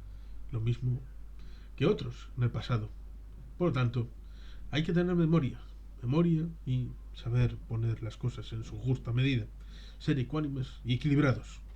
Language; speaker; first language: Spanish; native; Spanish